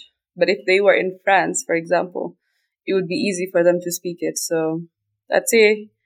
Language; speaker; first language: English; non-native, local second language; Somali